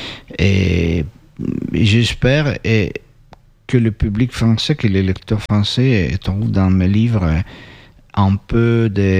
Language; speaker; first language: French; non-native, fluent; Italian